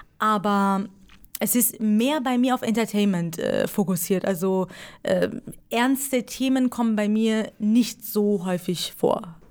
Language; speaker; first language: German; early bilingual, other home language; Persian